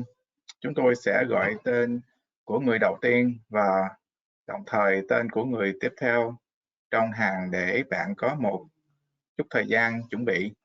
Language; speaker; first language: Vietnamese; non-native, fluent; English